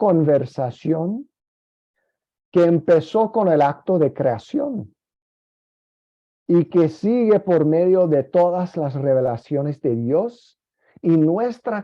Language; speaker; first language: Spanish; non-native, fluent; English